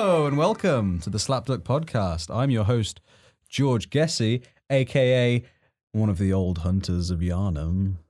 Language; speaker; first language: English; native; English